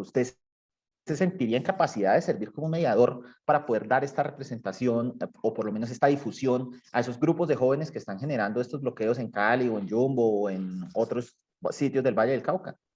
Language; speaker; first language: Spanish; native; Spanish